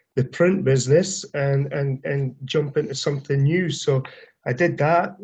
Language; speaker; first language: English; native; English